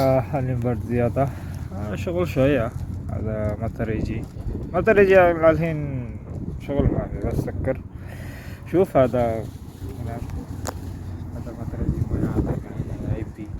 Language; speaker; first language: Arabic; non-native, learner; Bangla